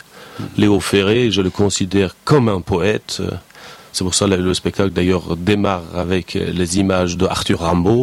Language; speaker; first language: French; non-native, fluent; Persian